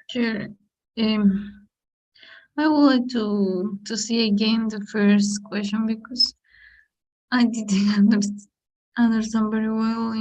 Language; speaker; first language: English; non-native, learner; Spanish